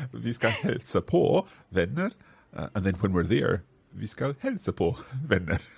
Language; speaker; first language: Swedish; non-native, learner; English